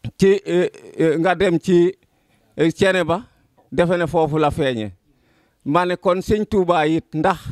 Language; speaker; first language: Wolof; non-native, local second language; Serer